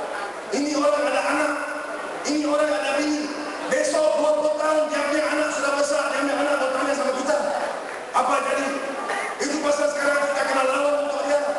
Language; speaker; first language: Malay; non-native, local second language; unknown